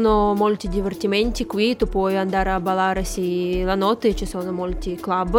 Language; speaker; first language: Italian; non-native, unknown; Russian